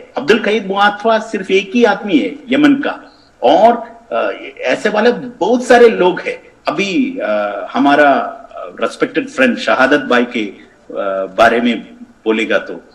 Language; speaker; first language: Hindi; non-native, fluent; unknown